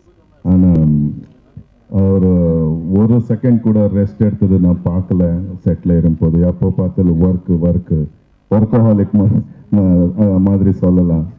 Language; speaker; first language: Tamil; non-native, learner; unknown